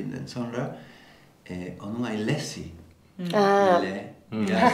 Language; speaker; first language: Turkish; non-native, learner; Spanish